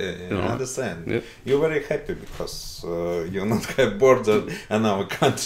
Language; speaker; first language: English; non-native, learner; Russian